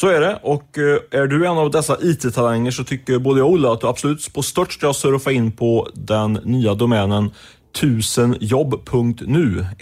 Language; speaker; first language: Swedish; native; Swedish